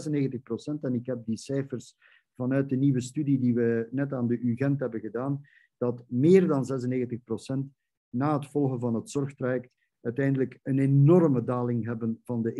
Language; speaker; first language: Dutch; native; Dutch